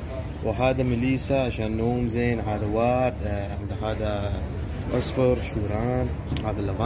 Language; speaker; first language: Arabic; non-native, learner; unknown